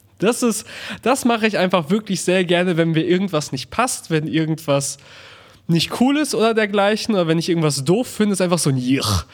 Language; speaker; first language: German; early bilingual, other home language; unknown